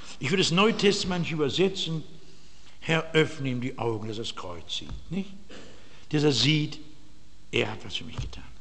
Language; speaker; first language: German; native; German